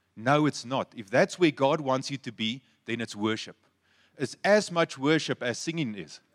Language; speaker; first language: English; non-native, local second language; Afrikaans